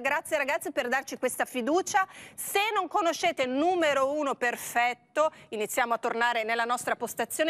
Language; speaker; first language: Italian; native; Italian